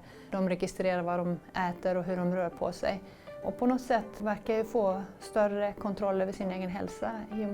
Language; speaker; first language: Swedish; native; Swedish